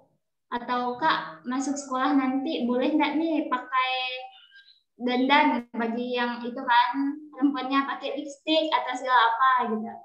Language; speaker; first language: Indonesian; native; Indonesian